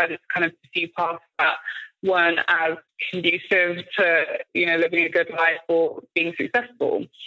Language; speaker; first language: English; native; English